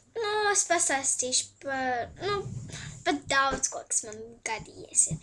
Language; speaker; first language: Latvian; early bilingual, heritage; Latvian